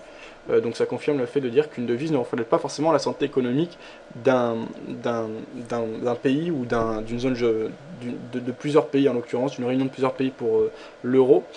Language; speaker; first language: French; native; French